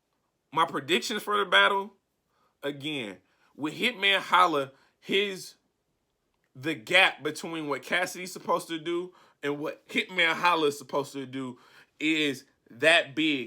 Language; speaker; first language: English; native; English